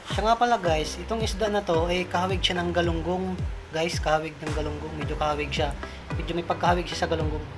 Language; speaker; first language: Filipino; non-native, local second language; Bikol